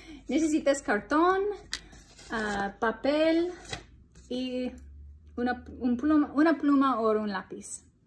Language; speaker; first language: Spanish; non-native, fluent; English